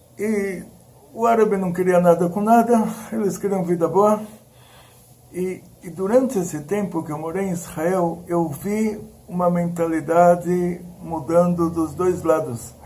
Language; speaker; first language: Portuguese; early bilingual, other home language; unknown